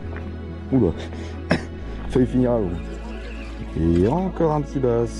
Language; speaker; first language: French; native; French